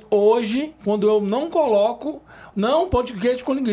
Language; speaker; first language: Portuguese; native; Portuguese